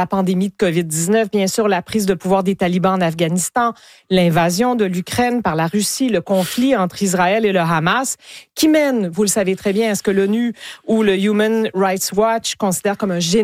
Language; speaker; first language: French; native; French